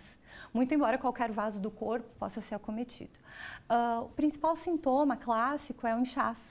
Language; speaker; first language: Portuguese; native; Portuguese